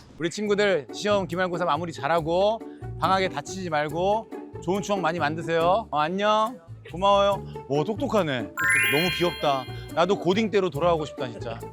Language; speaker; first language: Korean; native; Korean